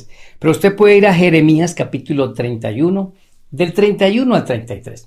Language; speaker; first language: Spanish; native; Spanish